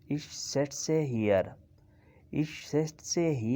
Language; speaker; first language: German; non-native, fluent; Urdu